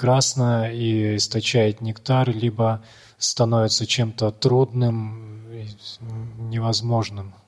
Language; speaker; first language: Russian; native; Russian